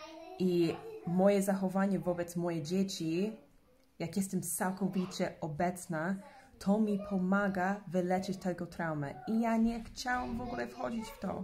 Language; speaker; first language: Polish; non-native, fluent; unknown